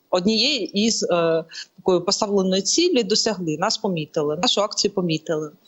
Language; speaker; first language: Ukrainian; native; Ukrainian